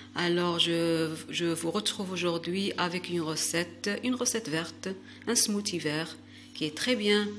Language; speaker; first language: French; non-native, local second language; Arabic